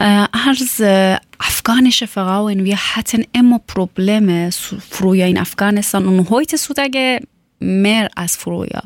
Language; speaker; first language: German; non-native, learner; Persian